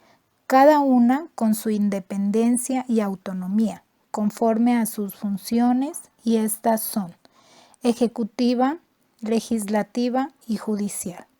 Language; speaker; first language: Spanish; native; Spanish